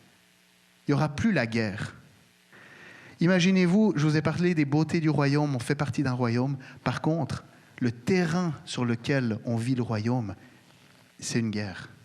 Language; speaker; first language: French; native; French